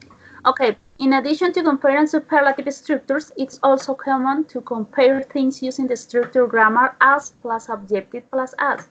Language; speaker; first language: English; non-native, learner; Spanish